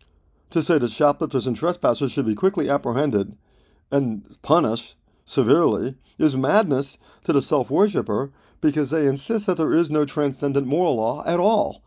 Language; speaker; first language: English; native; English